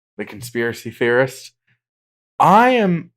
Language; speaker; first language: English; native; English